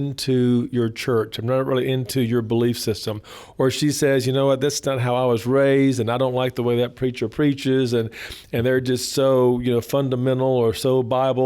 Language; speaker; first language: English; native; English